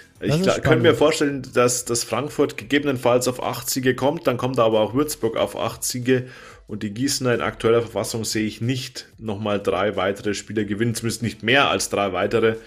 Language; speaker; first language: German; native; German